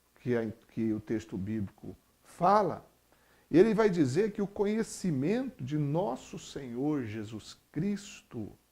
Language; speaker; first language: Portuguese; native; Portuguese